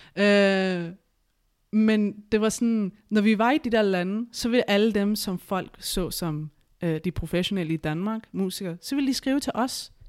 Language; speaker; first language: Danish; early bilingual, other home language; Spanish